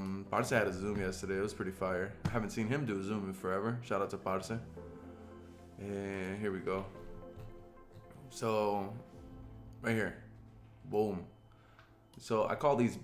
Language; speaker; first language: English; early bilingual, other home language; Spanish